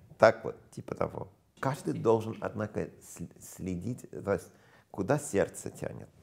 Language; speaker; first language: Russian; non-native, fluent; English